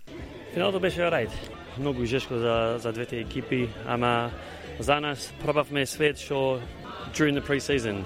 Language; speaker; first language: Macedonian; early bilingual, heritage; Macedonian